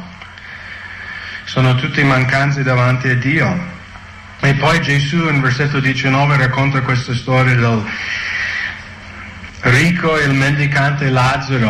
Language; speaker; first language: Italian; non-native, fluent; English